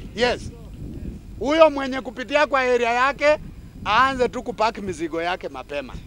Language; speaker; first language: Swahili; non-native, local second language; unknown